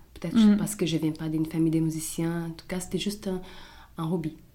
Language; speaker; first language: French; non-native, fluent; Portuguese